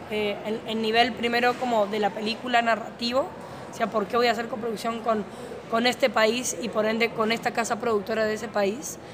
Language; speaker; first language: Spanish; native; Spanish